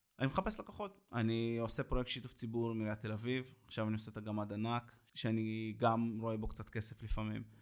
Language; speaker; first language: Hebrew; native; Hebrew